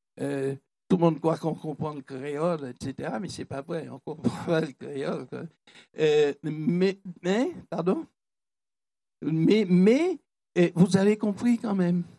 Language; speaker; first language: French; non-native, local second language; Guadeloupean Creole French